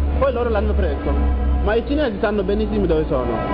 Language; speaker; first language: Italian; non-native, learner; Wolof